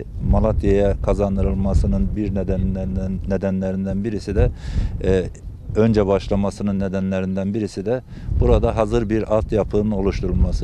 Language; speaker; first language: Turkish; native; Turkish